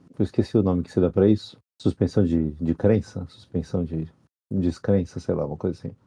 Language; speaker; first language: Portuguese; native; Portuguese